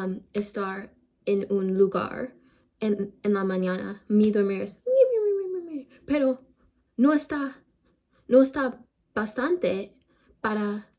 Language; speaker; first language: Spanish; non-native, learner; English